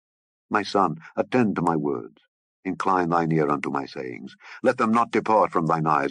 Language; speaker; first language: English; native; English